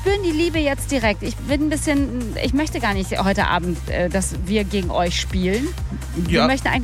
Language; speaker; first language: German; native; German